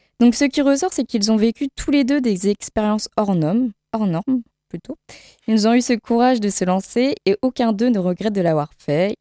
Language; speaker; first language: French; native; French